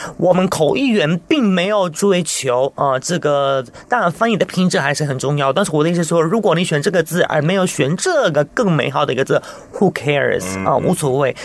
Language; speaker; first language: Chinese; non-native, fluent; Italian